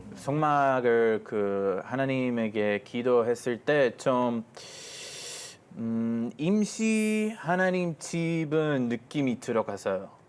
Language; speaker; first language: Korean; non-native, fluent; Hebrew